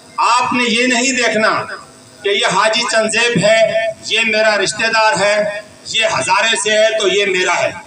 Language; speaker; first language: Urdu; non-native, local second language; Pashto